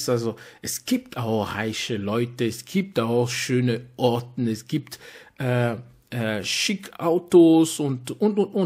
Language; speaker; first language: German; non-native, fluent; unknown